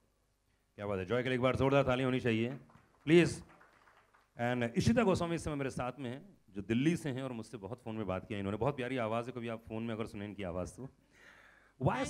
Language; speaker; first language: Hindi; native; Hindi